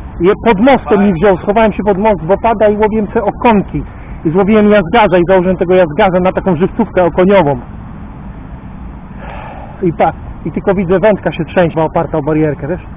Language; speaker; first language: Polish; native; Polish